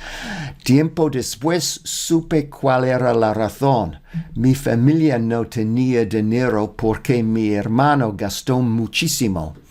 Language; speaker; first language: Spanish; non-native, learner; English